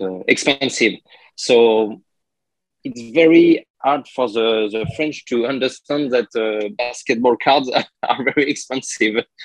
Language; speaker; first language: English; non-native, learner; French